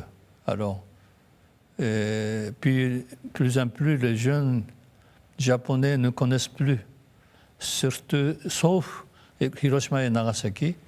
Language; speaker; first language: French; non-native, fluent; Japanese